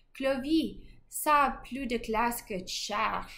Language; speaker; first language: French; non-native, fluent; English